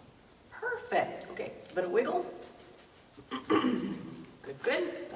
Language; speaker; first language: English; native; English